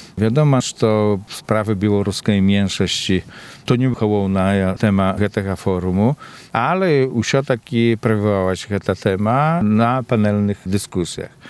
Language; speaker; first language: Belarusian; native; Belarusian